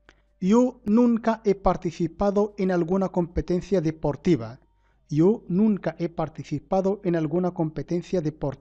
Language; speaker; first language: Spanish; non-native, fluent; Arabic